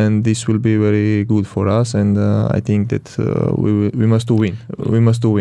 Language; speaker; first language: English; non-native, learner; Georgian